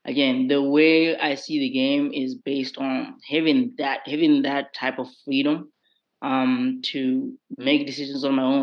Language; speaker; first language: English; non-native, local second language; Southern Sotho